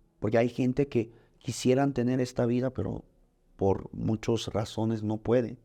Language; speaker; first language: Spanish; early bilingual, other home language; Korean